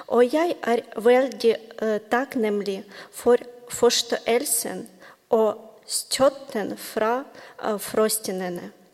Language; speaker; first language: Norwegian; non-native, learner; Ukrainian